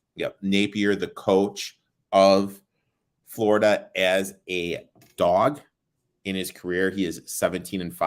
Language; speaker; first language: English; native; English